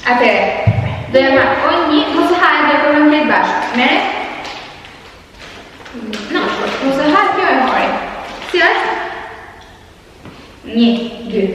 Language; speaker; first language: Albanian; early bilingual, heritage; Albanian